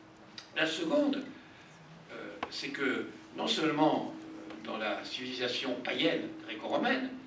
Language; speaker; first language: French; native; French